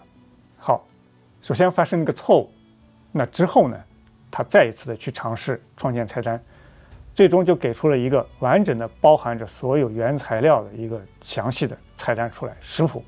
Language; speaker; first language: Chinese; native; Chinese